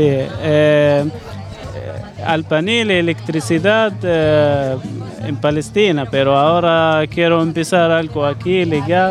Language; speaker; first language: Spanish; non-native, learner; Arabic